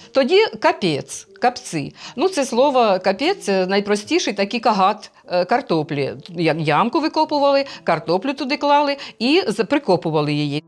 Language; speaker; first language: Ukrainian; native; Ukrainian